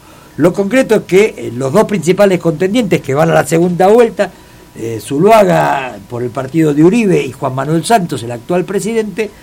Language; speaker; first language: Spanish; native; Spanish